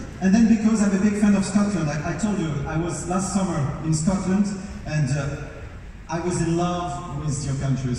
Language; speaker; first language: English; non-native, fluent; French